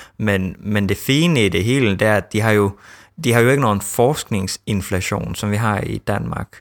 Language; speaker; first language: Danish; early bilingual, heritage; Danish